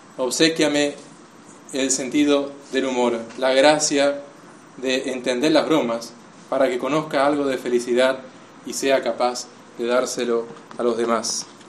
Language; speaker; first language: Spanish; native; Spanish